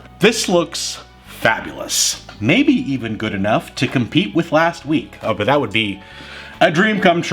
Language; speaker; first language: English; native; English